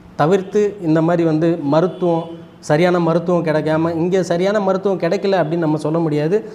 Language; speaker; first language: Tamil; early bilingual, other home language; Nepali